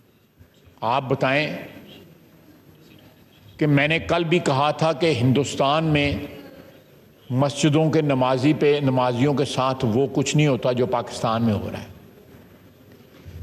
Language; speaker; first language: Urdu; non-native, local second language; Punjabi